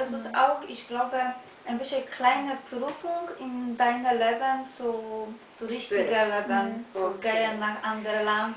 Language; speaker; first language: German; non-native, learner; Polish